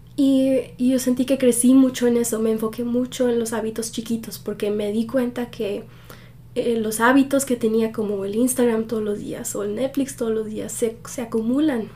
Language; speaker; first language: Spanish; early bilingual, heritage; Spanish